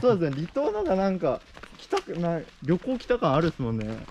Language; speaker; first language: Japanese; native; Japanese